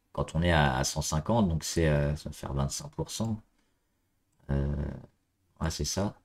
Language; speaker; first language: French; native; French